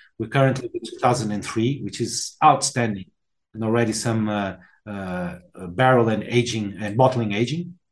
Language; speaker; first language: English; non-native, fluent; Portuguese